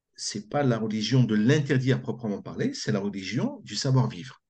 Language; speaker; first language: French; native; French